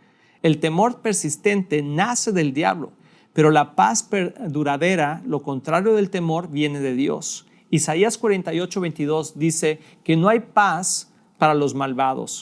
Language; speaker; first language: Spanish; native; Spanish